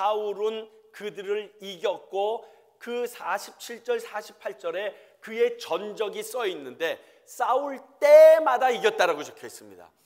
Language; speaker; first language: Korean; native; Korean